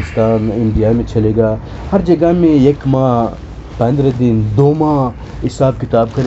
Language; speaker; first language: Hindi; non-native, learner; Pashto